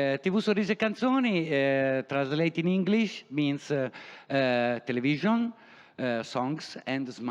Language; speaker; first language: English; non-native, learner; Italian